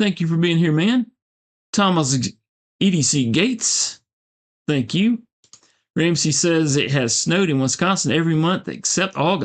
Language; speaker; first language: English; native; English